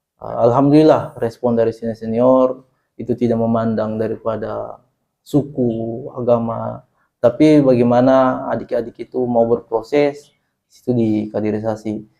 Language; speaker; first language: Indonesian; native; Indonesian